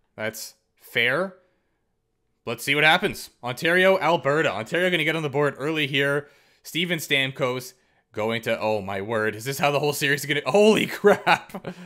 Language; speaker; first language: English; native; English